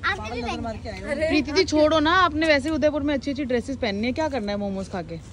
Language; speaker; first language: Hindi; native; Hindi